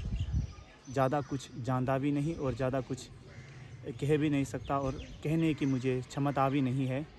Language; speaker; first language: Hindi; non-native, local second language; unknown